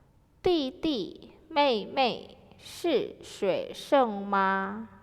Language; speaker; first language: Chinese; non-native, fluent; Indonesian